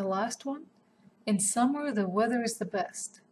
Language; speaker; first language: English; non-native, fluent; Russian